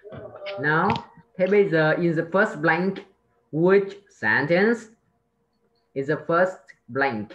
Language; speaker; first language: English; non-native, fluent; Vietnamese